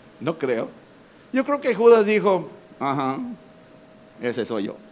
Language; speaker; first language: Spanish; native; Spanish